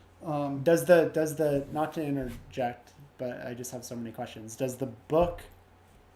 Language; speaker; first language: English; native; English